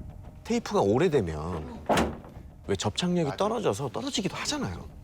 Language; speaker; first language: Korean; native; Korean